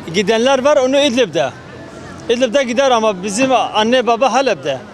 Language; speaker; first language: Turkish; non-native, fluent; Arabic